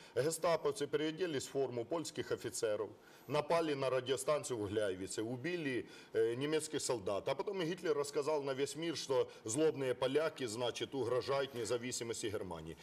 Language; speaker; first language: Russian; non-native, local second language; Ukrainian